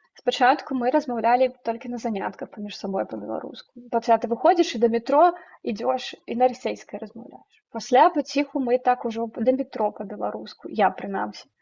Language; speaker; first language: Belarusian; non-native, local second language; Russian